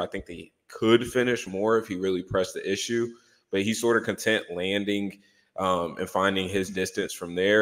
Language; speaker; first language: English; native; English